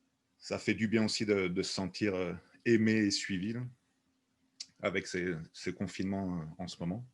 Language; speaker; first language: French; native; French